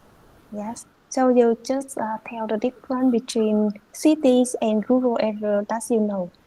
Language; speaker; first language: English; non-native, fluent; Vietnamese